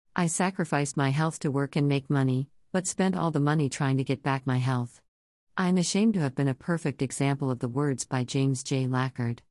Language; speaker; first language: English; native; English